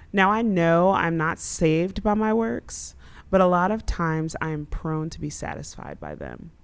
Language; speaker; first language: English; early bilingual, other home language; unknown